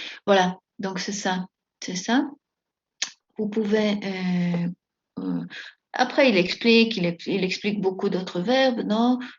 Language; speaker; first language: French; non-native, fluent; Spanish